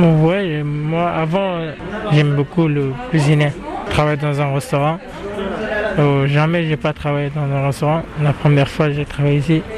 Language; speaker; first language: French; non-native, learner; Pashto